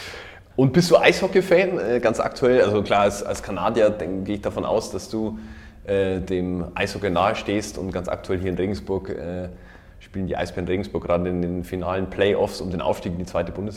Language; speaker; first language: German; native; German